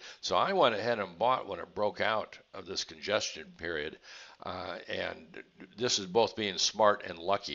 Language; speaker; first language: English; native; English